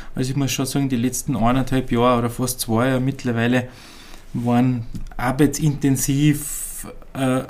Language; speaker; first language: German; native; German